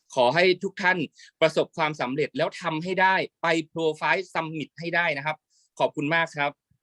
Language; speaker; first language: Thai; native; Thai